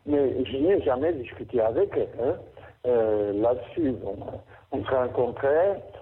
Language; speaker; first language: French; non-native, fluent; Portuguese